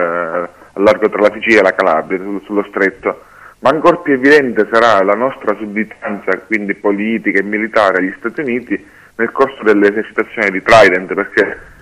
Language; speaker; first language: Italian; native; Italian